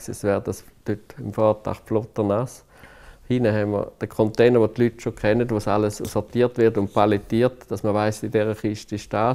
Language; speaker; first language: German; native; German